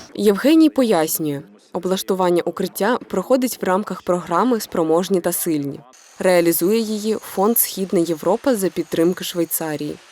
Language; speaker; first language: Ukrainian; native; Ukrainian